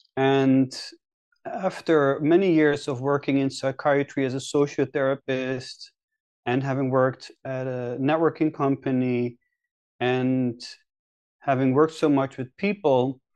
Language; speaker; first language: English; non-native, fluent; Dutch